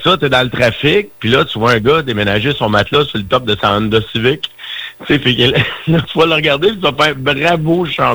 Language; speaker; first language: French; native; French